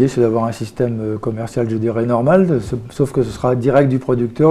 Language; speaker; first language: French; native; French